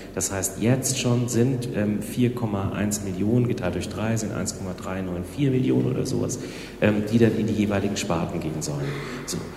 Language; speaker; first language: German; native; German